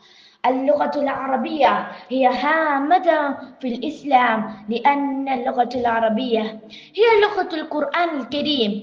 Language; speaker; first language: Arabic; non-native, learner; Malayalam